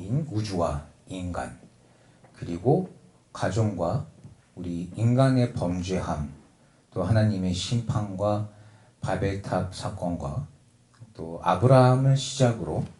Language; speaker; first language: Korean; native; Korean